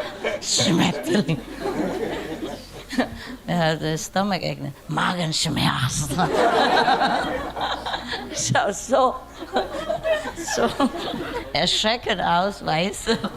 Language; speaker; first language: German; non-native, learner; Vietnamese